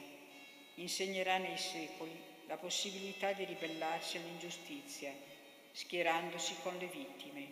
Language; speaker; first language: Italian; native; Italian